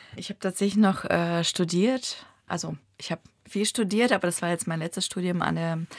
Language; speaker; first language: German; early bilingual, other home language; Russian